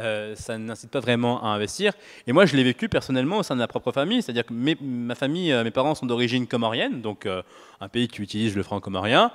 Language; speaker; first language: French; native; French